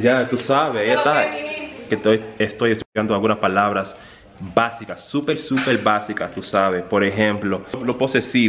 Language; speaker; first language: Spanish; early bilingual, heritage; Spanish